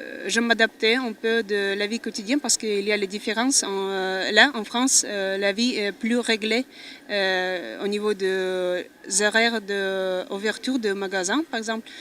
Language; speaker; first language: French; non-native, fluent; Russian